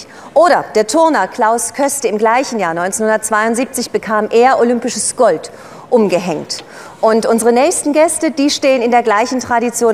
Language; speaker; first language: German; native; German